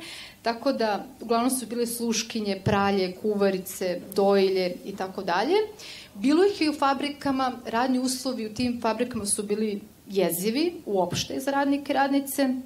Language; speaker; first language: Serbian; native; Serbian